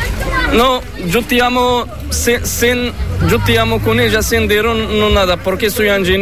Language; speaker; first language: Spanish; non-native, learner; Arabic